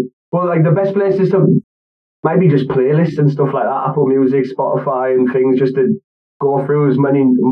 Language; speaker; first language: English; native; English